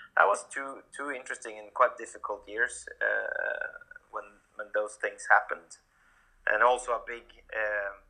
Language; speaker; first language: English; non-native, fluent; Norwegian